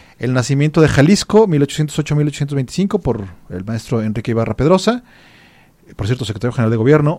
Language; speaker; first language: Spanish; native; Spanish